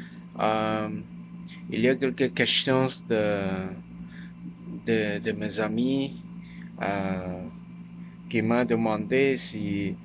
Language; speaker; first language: French; non-native, learner; Chinese